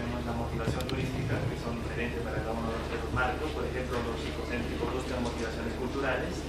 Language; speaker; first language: Spanish; native; Spanish